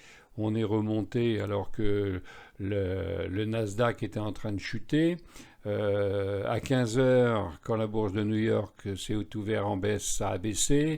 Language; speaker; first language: French; native; French